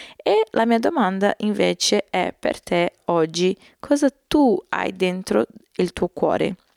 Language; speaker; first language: Italian; non-native, fluent; Portuguese